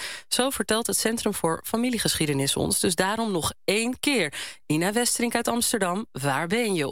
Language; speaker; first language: Dutch; native; Dutch